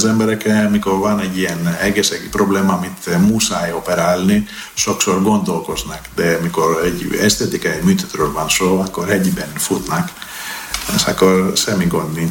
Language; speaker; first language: Hungarian; non-native, learner; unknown